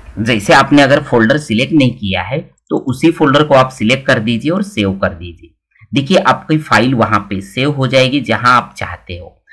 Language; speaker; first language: Hindi; non-native, local second language; Marathi